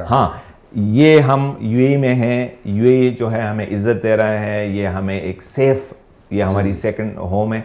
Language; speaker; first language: Urdu; non-native, local second language; Pashto